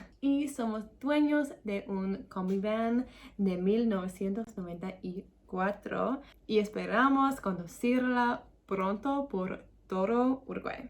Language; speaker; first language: Spanish; non-native, learner; English